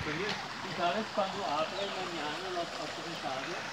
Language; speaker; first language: Spanish; non-native, learner; French